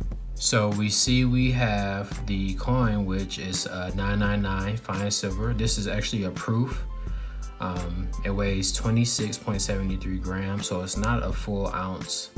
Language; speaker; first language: English; native; English